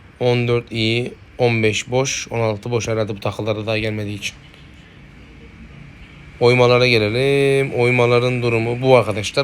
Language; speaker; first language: Turkish; native; Turkish